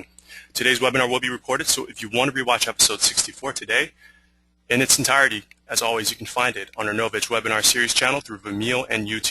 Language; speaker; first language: English; native; English